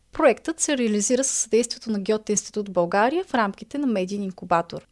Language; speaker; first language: Bulgarian; native; Bulgarian